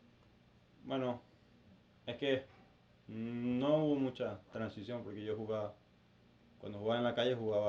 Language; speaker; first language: Spanish; native; Spanish